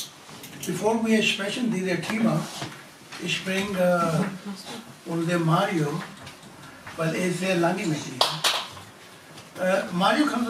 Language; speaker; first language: German; non-native, learner; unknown